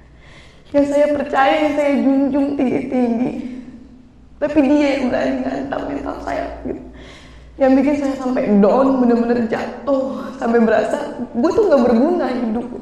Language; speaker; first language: Indonesian; native; Indonesian